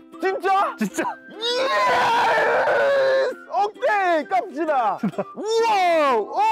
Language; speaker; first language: Korean; non-native, fluent; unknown